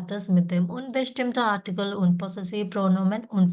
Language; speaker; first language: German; non-native, fluent; Malayalam